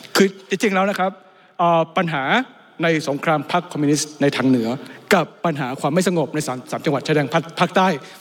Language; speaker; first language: Thai; non-native, local second language; Hmong